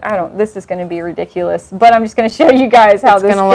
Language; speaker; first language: English; native; English